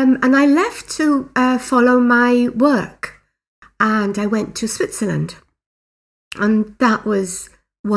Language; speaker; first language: English; native; English